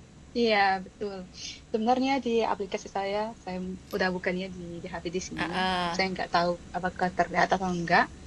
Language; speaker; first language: Indonesian; non-native, fluent; Arabic